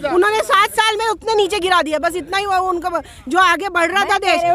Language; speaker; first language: Hindi; non-native, local second language; Marathi